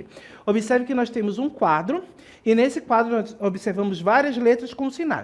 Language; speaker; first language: Portuguese; native; Portuguese